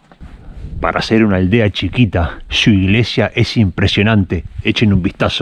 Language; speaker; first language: Spanish; native; Spanish